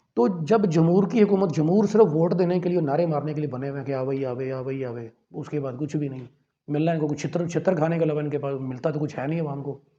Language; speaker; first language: Urdu; non-native, local second language; Punjabi